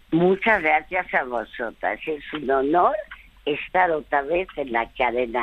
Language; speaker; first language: Spanish; early bilingual, other home language; French